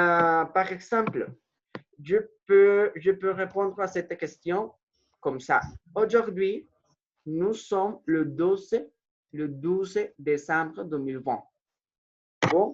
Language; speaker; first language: French; non-native, fluent; Spanish